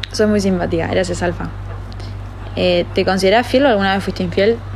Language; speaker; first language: Spanish; native; Spanish